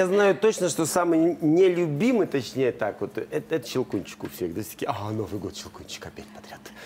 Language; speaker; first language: Russian; native; Russian